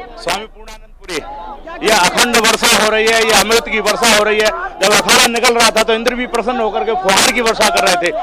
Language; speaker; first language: Hindi; non-native, local second language; Marathi